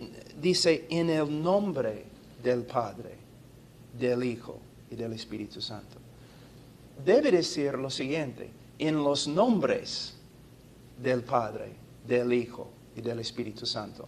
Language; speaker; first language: Spanish; non-native, fluent; English